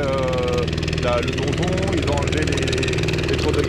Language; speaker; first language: French; native; French